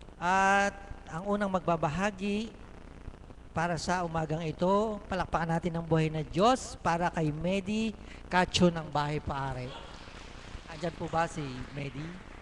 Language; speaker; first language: Filipino; native; Filipino